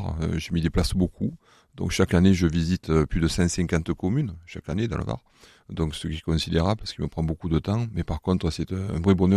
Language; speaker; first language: French; native; French